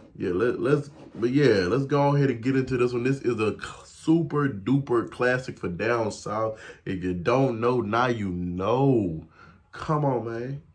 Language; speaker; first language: English; native; English